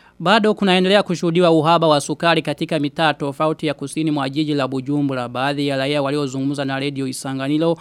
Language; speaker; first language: Swahili; non-native, local second language; Rundi